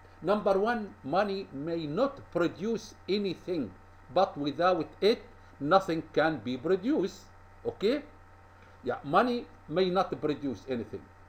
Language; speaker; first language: English; non-native, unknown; Arabic